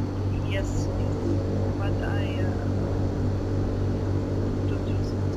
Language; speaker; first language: English; non-native, learner; Russian